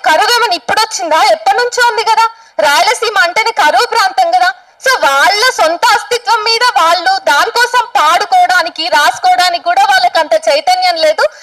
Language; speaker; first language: Telugu; native; Telugu